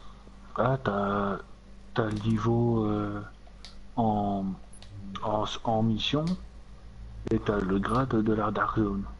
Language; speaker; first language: French; native; French